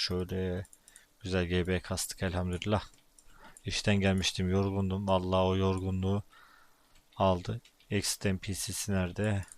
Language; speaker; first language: Turkish; native; Turkish